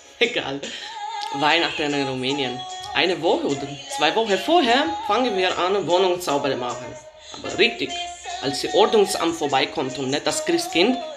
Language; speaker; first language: German; non-native, fluent; Romanian